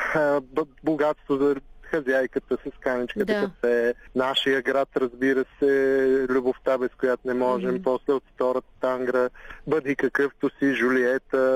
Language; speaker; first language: Bulgarian; native; Bulgarian